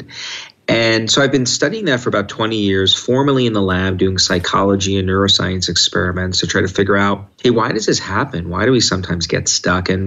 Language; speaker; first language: English; native; English